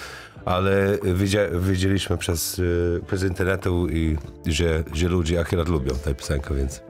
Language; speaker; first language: Polish; non-native, learner; English